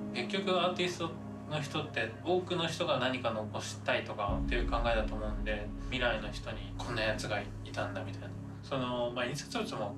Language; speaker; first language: Japanese; native; Japanese